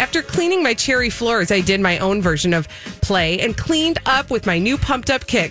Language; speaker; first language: English; native; English